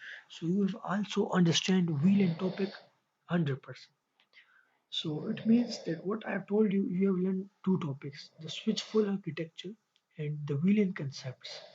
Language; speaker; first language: English; non-native, local second language; Urdu